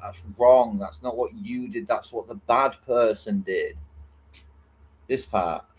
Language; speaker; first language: English; native; English